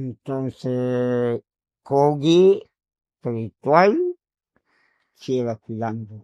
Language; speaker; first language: Spanish; non-native, local second language; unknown